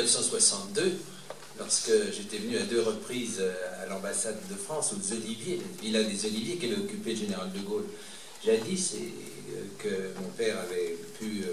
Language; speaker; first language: French; native; French